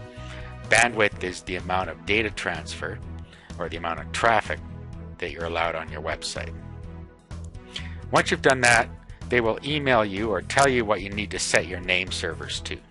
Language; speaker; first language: English; native; English